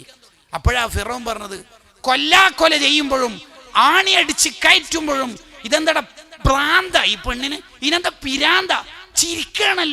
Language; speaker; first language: Malayalam; native; Malayalam